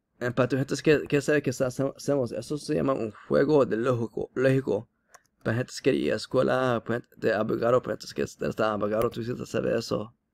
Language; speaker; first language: Spanish; non-native, learner; English